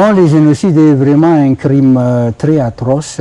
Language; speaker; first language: French; non-native, local second language; Malagasy